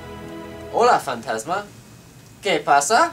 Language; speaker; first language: Spanish; non-native, learner; English